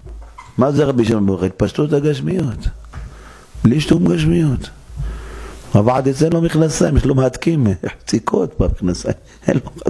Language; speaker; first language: Hebrew; native; Hebrew